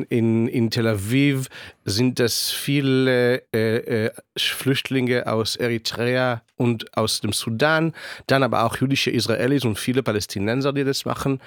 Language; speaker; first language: German; non-native, fluent; Hebrew